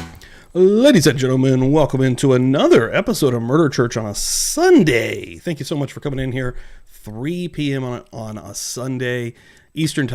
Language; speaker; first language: English; native; English